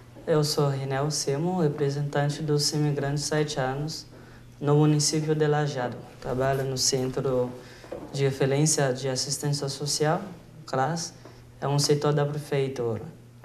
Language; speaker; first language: Portuguese; non-native, fluent; Haitian Creole